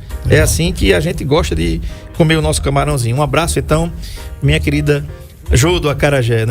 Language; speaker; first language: Portuguese; native; Portuguese